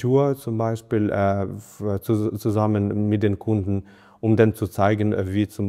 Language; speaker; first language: German; non-native, fluent; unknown